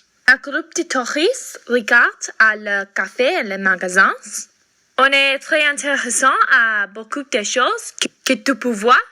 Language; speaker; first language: French; non-native, learner; English